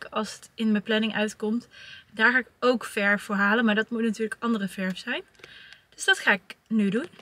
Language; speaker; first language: Dutch; native; Dutch